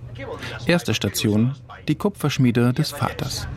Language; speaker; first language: German; native; German